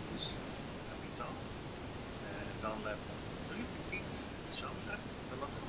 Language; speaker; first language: French; non-native, learner; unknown